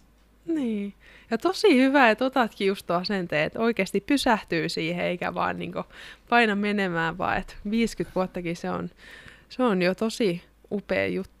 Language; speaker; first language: Finnish; native; Finnish